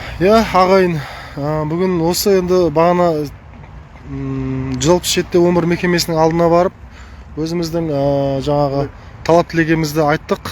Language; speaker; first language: Kazakh; native; Kazakh